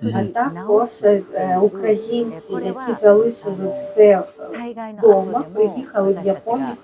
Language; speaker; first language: Ukrainian; non-native, fluent; Japanese